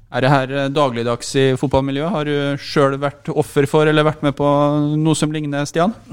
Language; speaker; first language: Norwegian; native; Norwegian